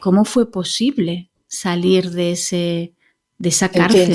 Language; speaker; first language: Spanish; native; Spanish